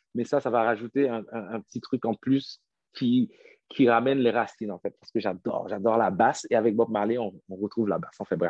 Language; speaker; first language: French; non-native, local second language; Haitian Creole